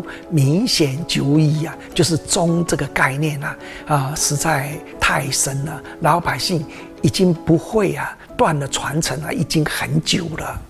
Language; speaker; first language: Chinese; native; Chinese